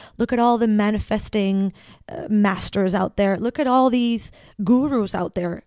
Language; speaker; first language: English; non-native, fluent; Spanish